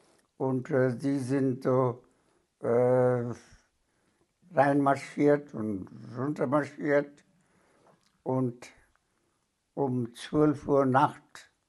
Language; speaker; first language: German; non-native, fluent; Bangla